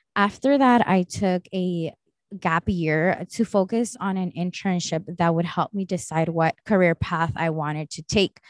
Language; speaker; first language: English; early bilingual, other home language; Spanish